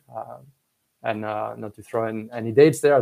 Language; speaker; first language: English; non-native, fluent; French